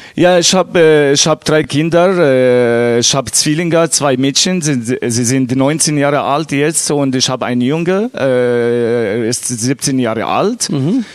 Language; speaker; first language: German; non-native, learner; Arabic